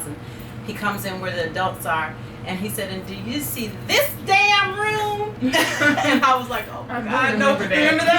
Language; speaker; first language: English; native; English